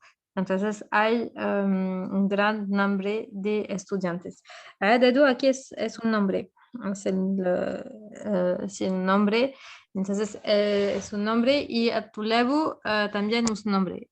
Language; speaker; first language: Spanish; non-native, fluent; French